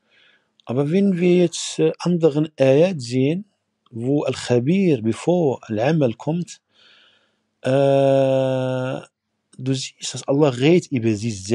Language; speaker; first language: German; non-native, fluent; Arabic